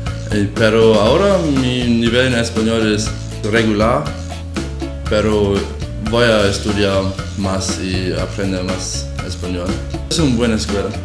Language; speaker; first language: Spanish; non-native, learner; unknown